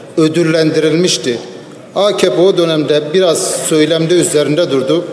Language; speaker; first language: Turkish; non-native, local second language; Kurdish